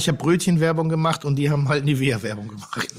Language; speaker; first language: German; native; German